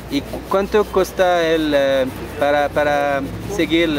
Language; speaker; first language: Spanish; non-native, learner; French